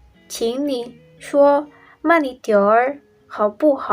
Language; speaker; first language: Chinese; non-native, learner; Indonesian